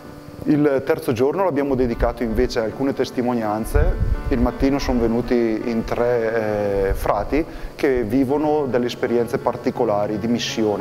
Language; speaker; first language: Italian; native; Italian